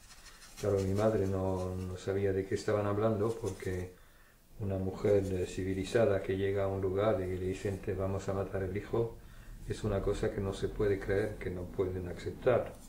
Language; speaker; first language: Spanish; early bilingual, heritage; German